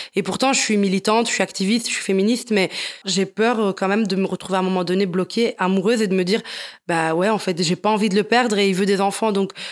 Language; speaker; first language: French; early bilingual, other home language; Italian